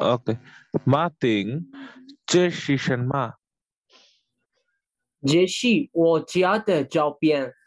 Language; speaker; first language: Chinese; non-native, learner; Arabic